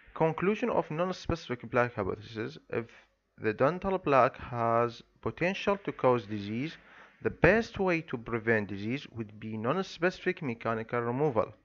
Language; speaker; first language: English; non-native, fluent; Arabic